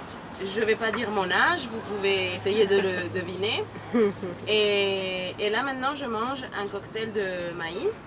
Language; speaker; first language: French; non-native, fluent; Spanish